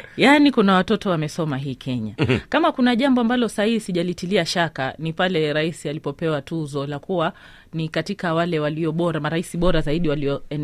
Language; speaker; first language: Swahili; native; Swahili